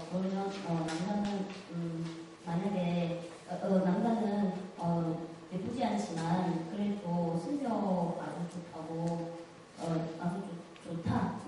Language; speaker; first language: Korean; non-native, fluent; Chinese